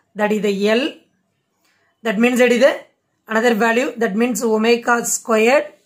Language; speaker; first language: English; non-native, local second language; Tamil